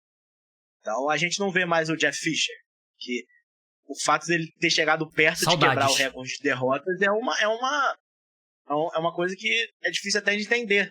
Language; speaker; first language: Portuguese; native; Portuguese